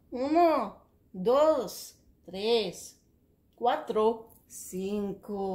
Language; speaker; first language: Spanish; non-native, fluent; English